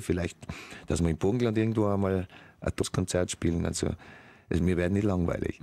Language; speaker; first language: German; native; German